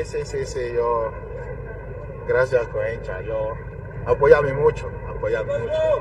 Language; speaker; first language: Spanish; non-native, learner; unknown